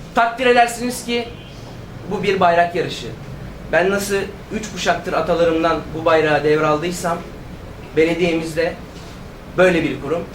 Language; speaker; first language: Turkish; native; Turkish